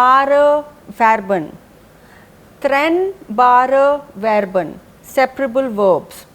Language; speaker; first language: German; non-native, fluent; Hindi